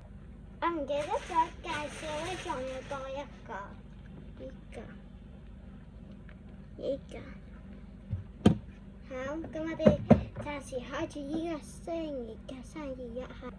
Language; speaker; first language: Cantonese; native; Cantonese